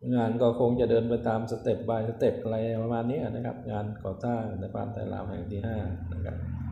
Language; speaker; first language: Thai; non-native, local second language; Northeastern Thai